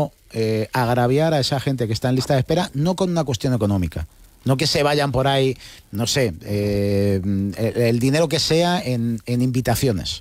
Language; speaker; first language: Spanish; native; Spanish